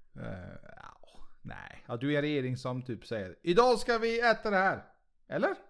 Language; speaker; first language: Swedish; native; Swedish